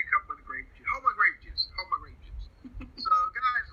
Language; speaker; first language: English; non-native, fluent; Spanish